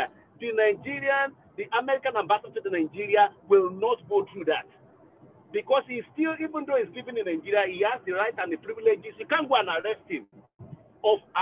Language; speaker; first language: English; non-native, local second language; Yoruba